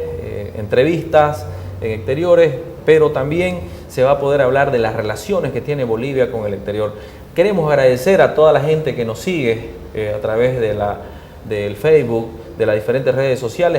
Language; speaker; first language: Spanish; native; Spanish